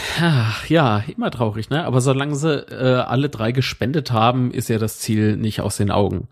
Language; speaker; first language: German; native; German